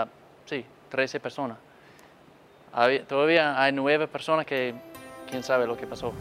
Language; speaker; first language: Spanish; non-native, fluent; English